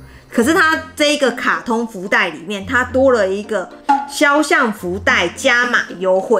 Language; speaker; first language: Chinese; native; Chinese